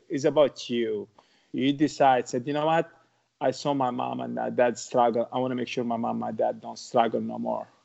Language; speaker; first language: English; non-native, learner; Arabic